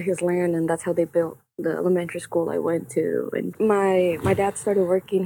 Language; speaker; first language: English; non-native, fluent; Spanish